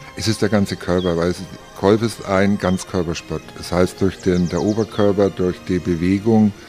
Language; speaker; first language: German; native; German